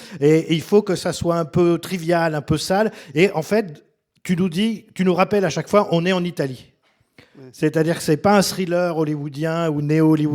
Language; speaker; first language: French; native; French